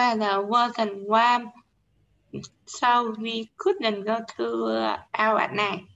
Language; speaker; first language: English; non-native, learner; Vietnamese